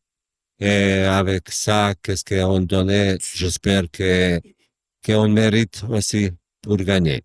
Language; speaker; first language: French; non-native, learner; Croatian